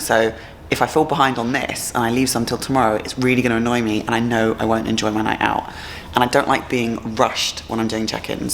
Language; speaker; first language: English; native; English